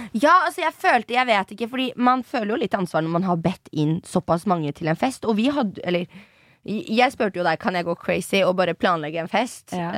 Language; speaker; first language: Norwegian; early bilingual, other home language; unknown